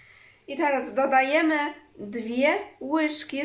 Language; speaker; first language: Polish; non-native, learner; Chinese